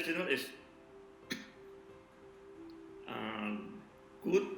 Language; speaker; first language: English; non-native, learner; Indonesian